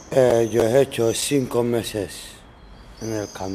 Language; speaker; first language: Spanish; non-native, learner; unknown